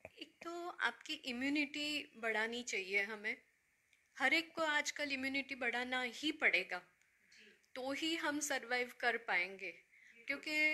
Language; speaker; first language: Hindi; native; Hindi